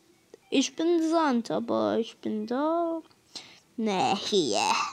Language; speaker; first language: German; non-native, learner; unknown